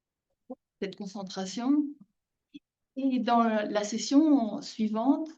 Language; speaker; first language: French; non-native, fluent; Spanish